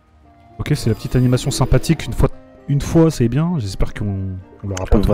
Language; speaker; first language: French; native; French